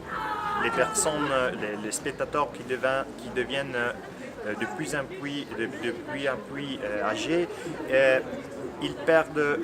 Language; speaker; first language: French; non-native, fluent; Italian